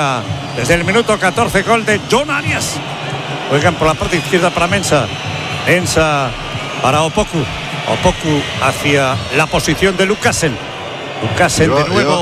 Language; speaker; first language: Spanish; native; Spanish